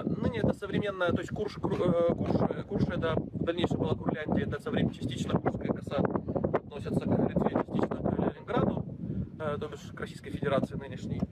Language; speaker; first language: Ukrainian; native; Ukrainian